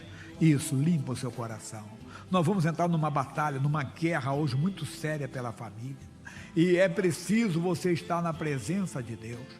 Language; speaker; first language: Portuguese; native; Portuguese